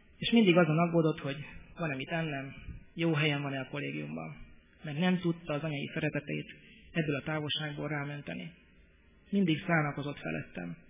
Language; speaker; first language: Hungarian; native; Hungarian